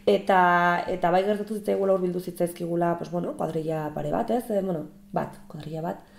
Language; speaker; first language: Basque; native; Basque